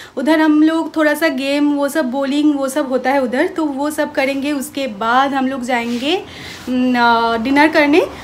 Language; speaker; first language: Hindi; non-native, local second language; Bangla